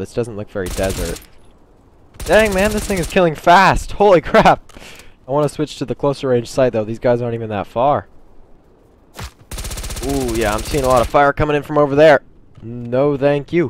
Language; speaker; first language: English; native; English